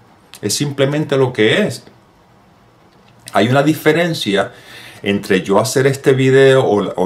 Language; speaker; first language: Spanish; native; Spanish